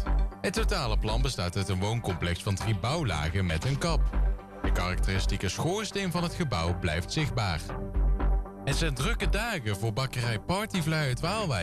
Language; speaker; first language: Dutch; native; Dutch